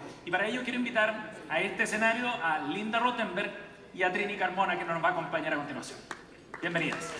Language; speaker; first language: Spanish; native; Spanish